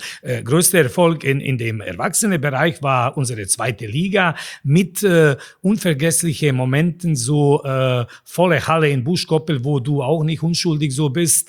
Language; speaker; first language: German; non-native, fluent; Bosnian